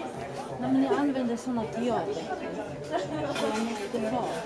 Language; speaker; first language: Swedish; non-native, learner; Chinese